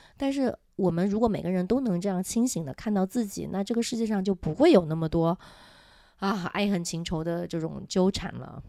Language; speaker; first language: Chinese; non-native, local second language; Min Nan Chinese